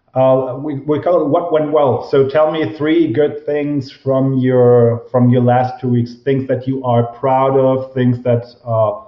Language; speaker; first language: English; non-native, fluent; German